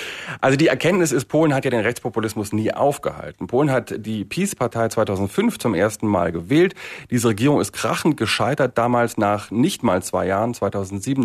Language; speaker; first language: German; native; German